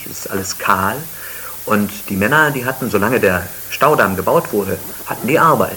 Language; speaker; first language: German; native; German